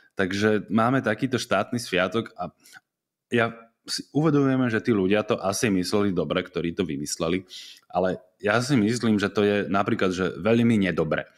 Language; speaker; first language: Slovak; native; Slovak